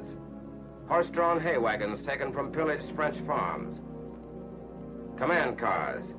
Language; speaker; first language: English; native; English